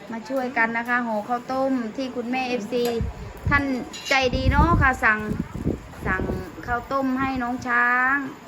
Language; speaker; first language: Thai; native; Thai